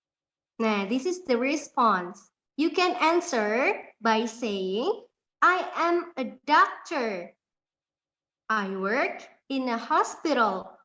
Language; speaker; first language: English; non-native, fluent; Indonesian